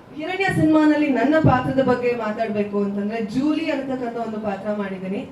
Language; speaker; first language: Kannada; native; Kannada